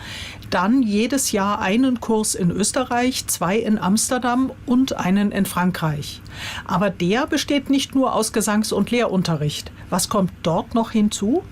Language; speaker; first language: German; native; German